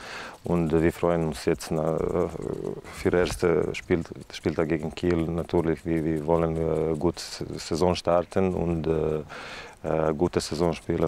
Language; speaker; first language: German; non-native, fluent; Serbian